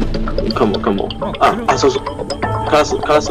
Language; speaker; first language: Japanese; non-native, learner; Chinese